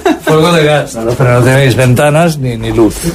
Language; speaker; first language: Spanish; native; Spanish